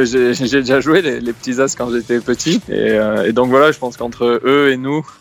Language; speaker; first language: French; native; French